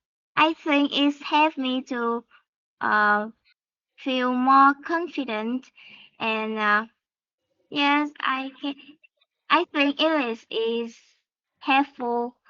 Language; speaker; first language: English; non-native, learner; Vietnamese